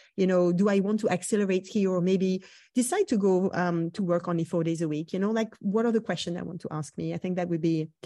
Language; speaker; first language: English; non-native, fluent; French